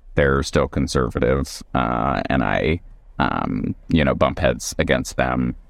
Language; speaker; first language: English; native; English